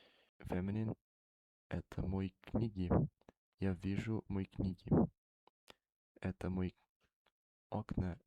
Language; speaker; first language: Russian; non-native, learner; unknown